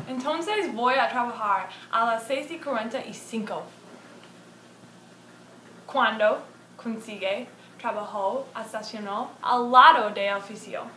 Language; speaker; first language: Spanish; non-native, learner; English